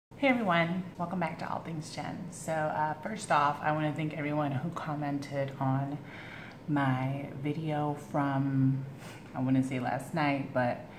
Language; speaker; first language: English; native; English